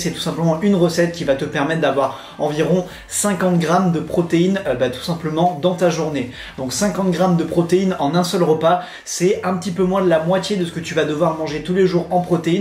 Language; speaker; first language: French; native; French